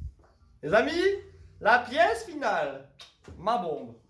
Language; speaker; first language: French; native; French